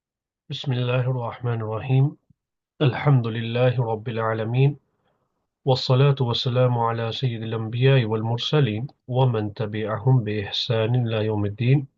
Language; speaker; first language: Arabic; non-native, fluent; English